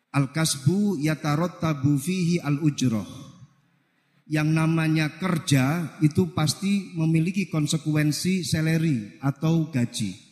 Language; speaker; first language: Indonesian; non-native, local second language; Javanese